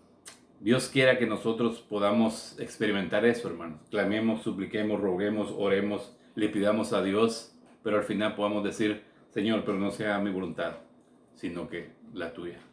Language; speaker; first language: Spanish; native; Spanish